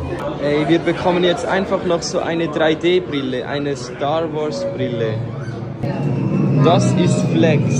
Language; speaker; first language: German; native; German